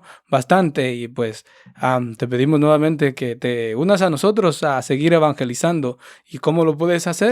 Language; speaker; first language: Spanish; native; Spanish